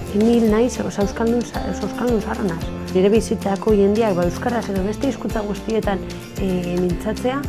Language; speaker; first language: Basque; native; Basque